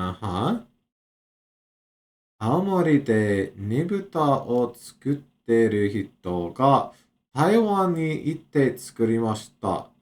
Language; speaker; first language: Japanese; non-native, learner; English